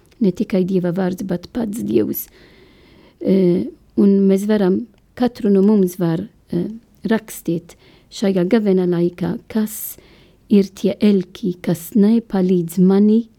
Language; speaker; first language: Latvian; non-native, learner; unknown